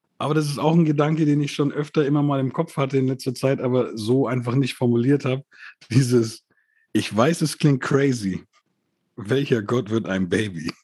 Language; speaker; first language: German; native; German